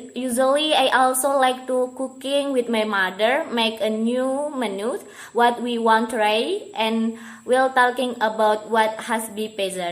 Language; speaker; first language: English; non-native, learner; Indonesian